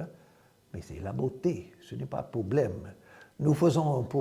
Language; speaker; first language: French; non-native, fluent; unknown